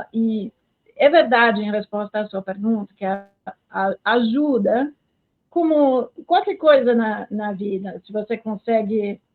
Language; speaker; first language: Portuguese; non-native, fluent; French